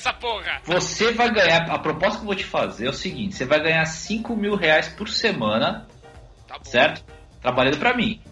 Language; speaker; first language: Portuguese; native; Portuguese